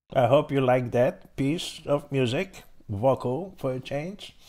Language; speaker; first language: English; non-native, fluent; Polish